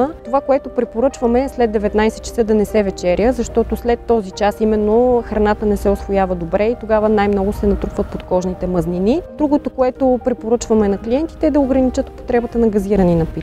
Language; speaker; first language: Bulgarian; native; Bulgarian